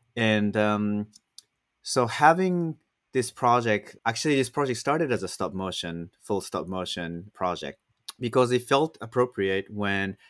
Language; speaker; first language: English; non-native, fluent; Japanese